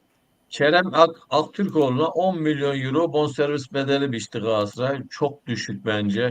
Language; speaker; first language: Turkish; native; Turkish